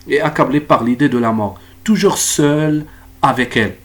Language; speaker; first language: French; non-native, local second language; Arabic